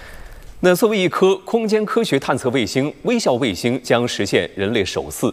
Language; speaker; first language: Chinese; native; Chinese